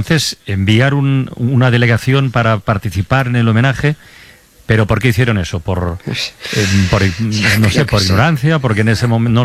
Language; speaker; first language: Spanish; native; Spanish